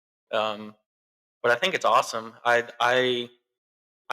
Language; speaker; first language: English; native; English